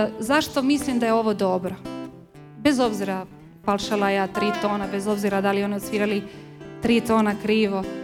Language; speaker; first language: Croatian; early bilingual, heritage; Croatian